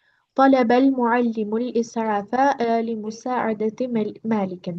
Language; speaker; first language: Arabic; non-native, learner; Albanian